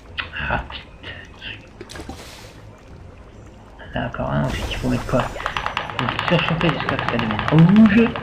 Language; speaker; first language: French; native; French